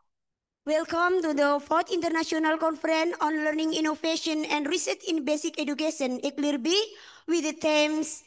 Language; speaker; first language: English; non-native, fluent; Indonesian